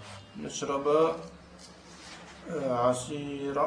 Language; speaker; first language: Arabic; non-native, learner; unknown